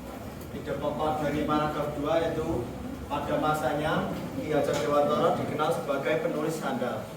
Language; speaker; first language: Indonesian; native; Indonesian